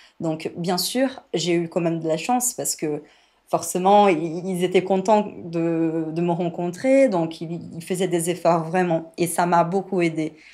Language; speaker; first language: French; non-native, fluent; Portuguese